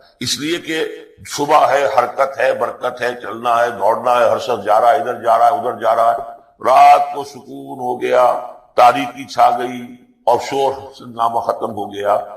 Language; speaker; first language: Urdu; native; Urdu